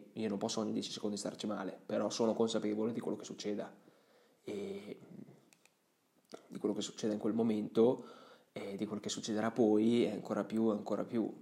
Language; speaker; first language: Italian; early bilingual, other home language; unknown